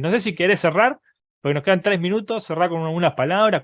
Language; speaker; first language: Spanish; native; Spanish